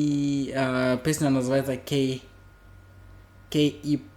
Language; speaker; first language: Russian; non-native, fluent; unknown